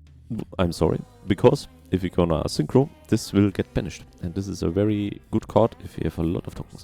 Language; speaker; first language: English; non-native, fluent; German